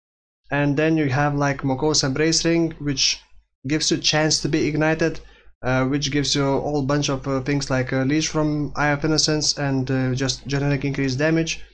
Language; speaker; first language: English; non-native, fluent; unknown